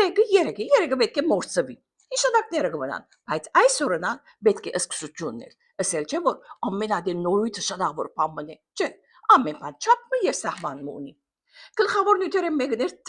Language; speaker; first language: Armenian; early bilingual, heritage; Armenian